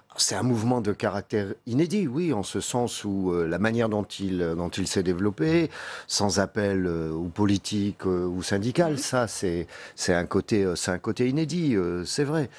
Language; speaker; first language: French; native; French